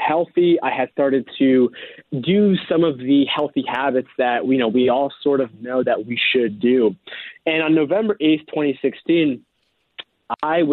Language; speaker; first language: English; native; English